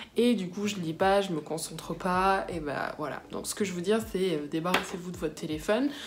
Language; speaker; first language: French; early bilingual, other home language; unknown